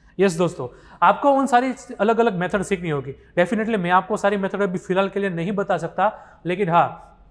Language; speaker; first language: Hindi; non-native, local second language; Gujarati